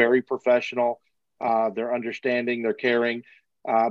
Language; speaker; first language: English; native; English